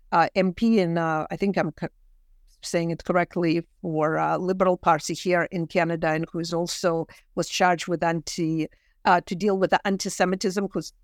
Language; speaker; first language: English; non-native, fluent; Russian